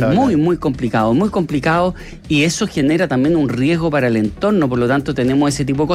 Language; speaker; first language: Spanish; native; Spanish